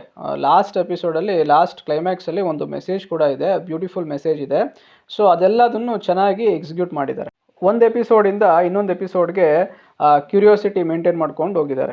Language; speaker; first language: Kannada; native; Kannada